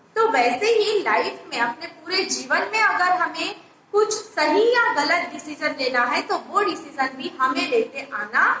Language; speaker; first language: Hindi; non-native, local second language; Marathi